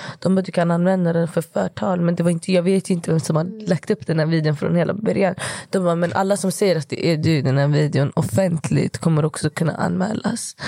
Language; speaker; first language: Swedish; early bilingual, other home language; Kurdish